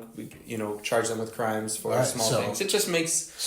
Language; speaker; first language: English; native; English